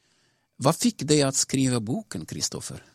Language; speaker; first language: Swedish; non-native, fluent; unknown